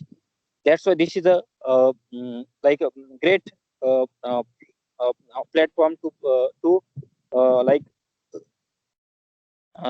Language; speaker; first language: English; non-native, learner; Marathi